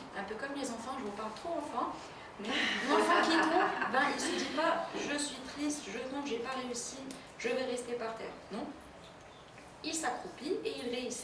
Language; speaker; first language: French; native; French